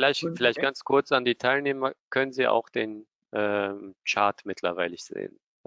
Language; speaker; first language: German; native; German